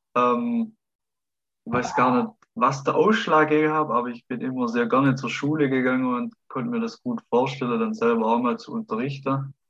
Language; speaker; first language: German; native; German